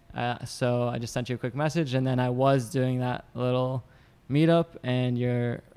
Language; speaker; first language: English; native; English